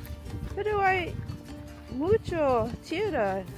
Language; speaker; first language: Spanish; non-native, learner; English